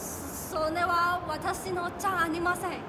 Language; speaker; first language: Japanese; non-native, learner; Cantonese